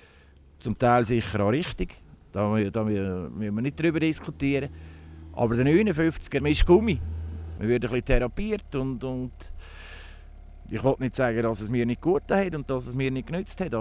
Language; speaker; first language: German; native; German